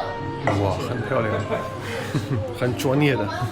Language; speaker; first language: Chinese; non-native, learner; Urdu